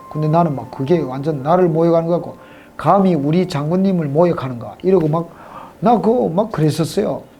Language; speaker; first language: Korean; native; Korean